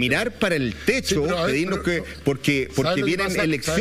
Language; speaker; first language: Spanish; native; Spanish